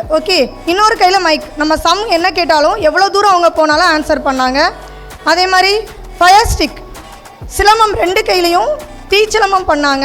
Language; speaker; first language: Tamil; native; Tamil